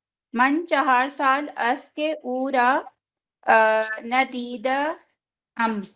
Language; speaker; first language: Persian; non-native, learner; Urdu